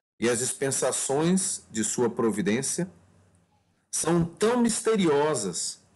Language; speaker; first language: Portuguese; native; Portuguese